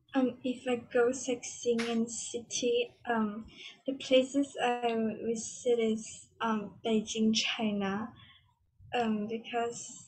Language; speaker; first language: English; non-native, learner; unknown